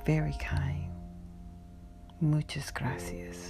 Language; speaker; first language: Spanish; non-native, learner; English